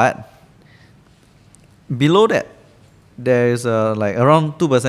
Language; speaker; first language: English; native; English